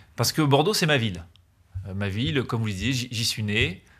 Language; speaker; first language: French; native; French